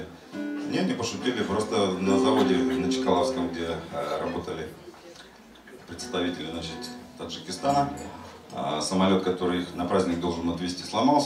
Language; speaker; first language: Russian; native; Russian